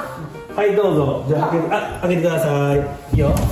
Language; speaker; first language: Japanese; native; Japanese